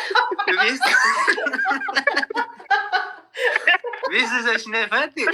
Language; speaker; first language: German; non-native, learner; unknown